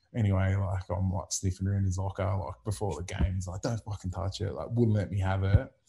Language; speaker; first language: English; native; English